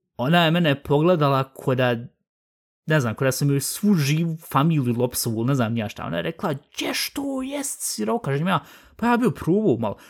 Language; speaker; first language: Bosnian; early bilingual, heritage; Bosnian